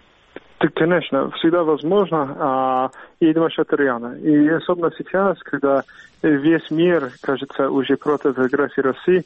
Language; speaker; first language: Russian; non-native, fluent; English